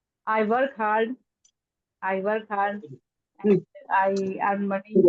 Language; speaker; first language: English; non-native, learner; Hindi